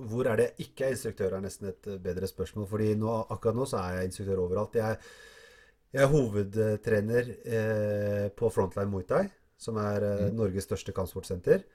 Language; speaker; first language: Norwegian; early bilingual, other home language; Arabic